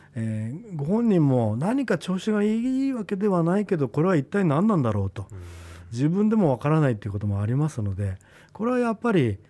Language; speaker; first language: Japanese; native; Japanese